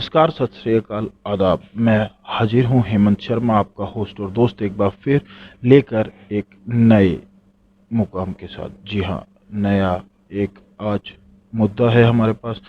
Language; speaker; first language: Hindi; native; Hindi